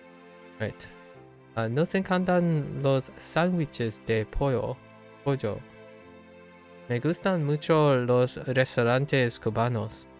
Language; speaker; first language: Spanish; non-native, learner; English